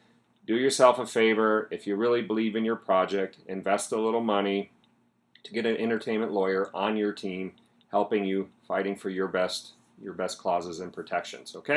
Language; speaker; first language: English; native; English